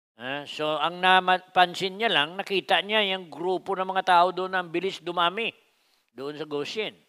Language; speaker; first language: Filipino; non-native, local second language; Cebuano